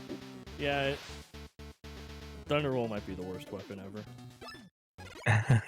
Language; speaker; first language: English; native; English